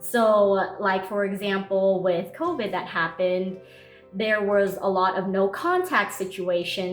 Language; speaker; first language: English; native; English